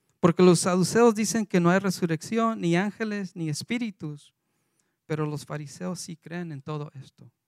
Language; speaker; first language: Spanish; early bilingual, heritage; Spanish